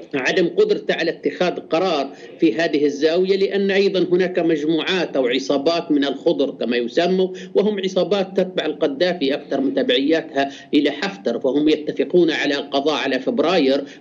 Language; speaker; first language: Arabic; native; Arabic